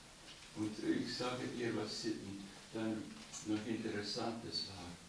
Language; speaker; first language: German; non-native, learner; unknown